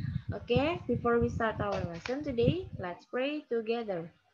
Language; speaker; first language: English; non-native, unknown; Indonesian